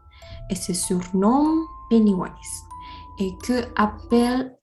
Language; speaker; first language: French; non-native, learner; Indonesian